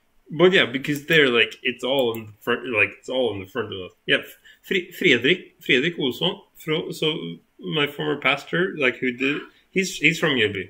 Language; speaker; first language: English; non-native, fluent; Swedish